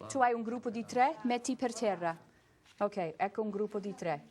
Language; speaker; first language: Italian; non-native, fluent; English